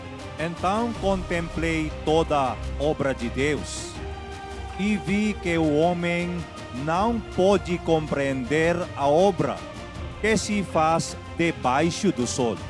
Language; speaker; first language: Portuguese; native; Portuguese